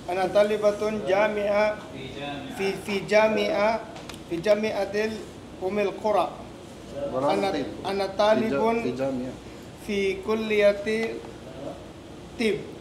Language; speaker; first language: Arabic; non-native, learner; Filipino